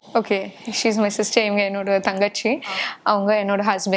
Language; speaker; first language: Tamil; non-native, local second language; Hindi